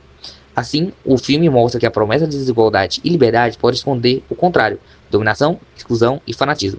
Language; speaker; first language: Portuguese; native; Portuguese